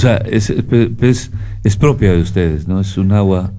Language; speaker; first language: Spanish; native; Spanish